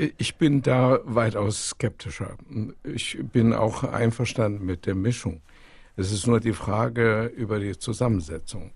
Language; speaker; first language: German; non-native, fluent; Chinese